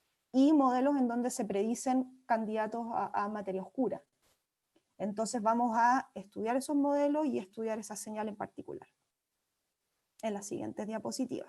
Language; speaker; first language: Spanish; native; Spanish